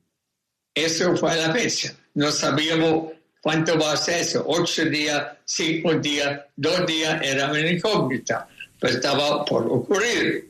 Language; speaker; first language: Spanish; non-native, fluent; German